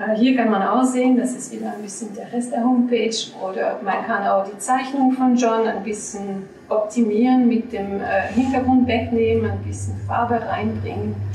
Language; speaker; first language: German; non-native, fluent; French